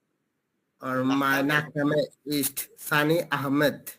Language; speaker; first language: German; non-native, learner; Bangla